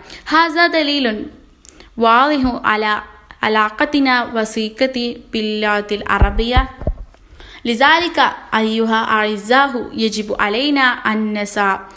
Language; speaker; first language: Arabic; non-native, learner; Malayalam